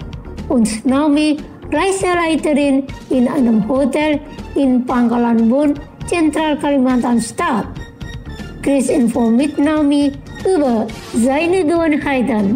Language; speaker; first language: German; non-native, fluent; Indonesian